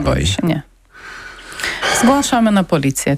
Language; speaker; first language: Polish; non-native, learner; Ukrainian